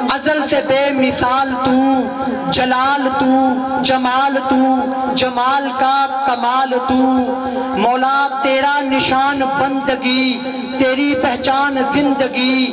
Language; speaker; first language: Urdu; non-native, local second language; Punjabi